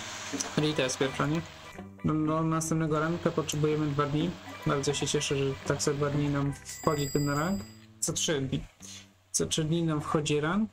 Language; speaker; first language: Polish; native; Polish